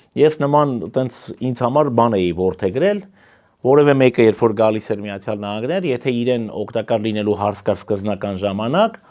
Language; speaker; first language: Armenian; native; Armenian